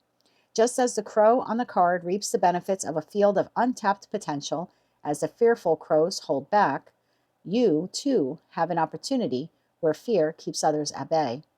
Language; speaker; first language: English; native; English